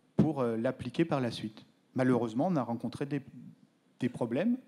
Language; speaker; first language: French; native; French